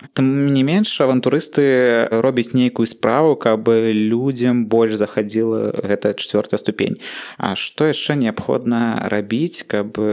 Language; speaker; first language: Belarusian; non-native, local second language; Russian